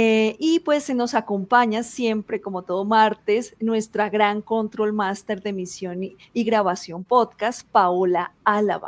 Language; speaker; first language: Spanish; native; Spanish